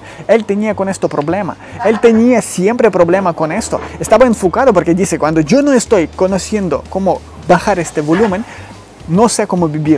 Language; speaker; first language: Spanish; non-native, fluent; Ukrainian